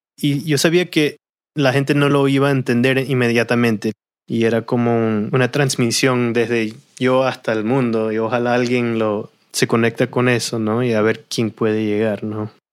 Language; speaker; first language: Spanish; early bilingual, heritage; Spanish